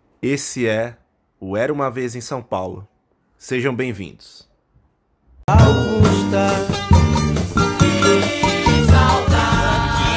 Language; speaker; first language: Portuguese; native; Portuguese